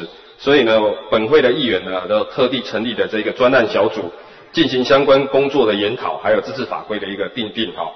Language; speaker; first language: Chinese; native; Chinese